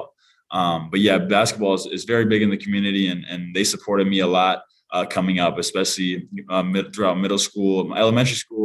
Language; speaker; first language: English; native; English